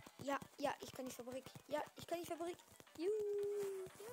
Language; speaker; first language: German; native; German